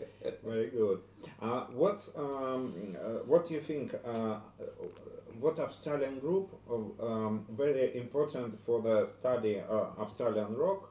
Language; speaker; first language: English; non-native, learner; Russian